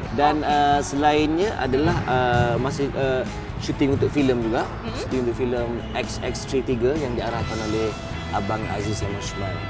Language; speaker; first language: Malay; native; Malay